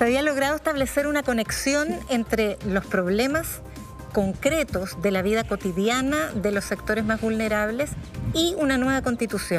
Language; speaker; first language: Spanish; native; Spanish